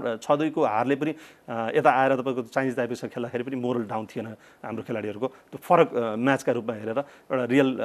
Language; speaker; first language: Nepali; native; Nepali